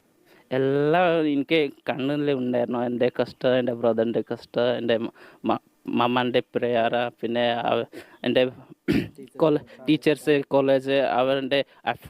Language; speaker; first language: Malayalam; non-native, learner; Odia